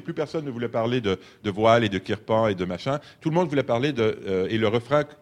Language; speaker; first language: French; native; French